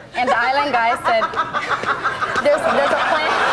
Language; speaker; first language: English; native; English